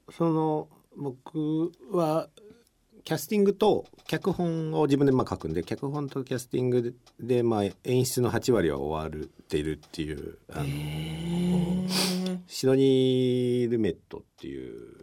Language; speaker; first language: Japanese; early bilingual, other home language; Portuguese